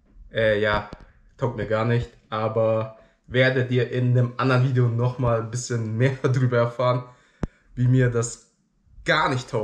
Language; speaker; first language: German; native; German